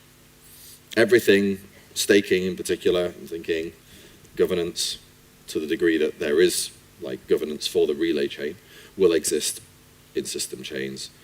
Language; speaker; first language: English; native; English